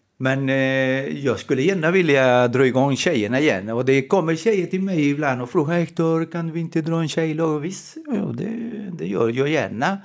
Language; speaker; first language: Swedish; non-native, fluent; Spanish